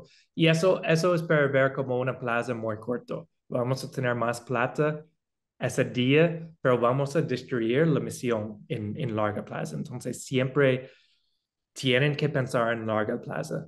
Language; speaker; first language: Spanish; non-native, fluent; English